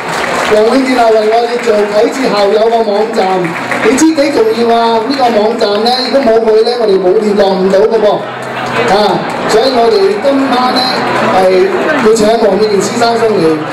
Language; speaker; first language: Chinese; early bilingual, heritage; Cantonese